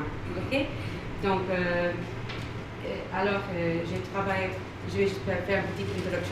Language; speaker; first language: French; non-native, fluent; English